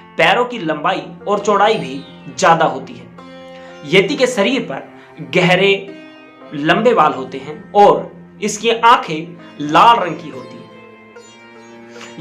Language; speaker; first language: Hindi; native; Hindi